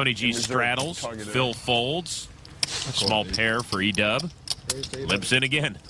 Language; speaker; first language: English; native; English